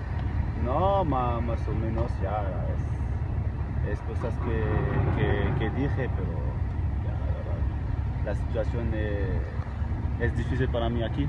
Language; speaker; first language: Spanish; non-native, learner; French